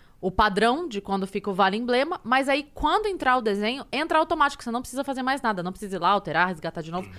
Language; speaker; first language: Portuguese; native; Portuguese